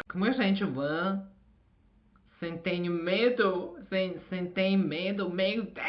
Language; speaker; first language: Portuguese; non-native, learner; Azerbaijani